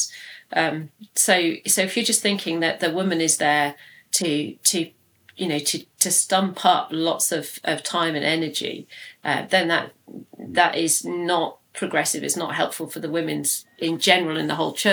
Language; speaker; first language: English; native; English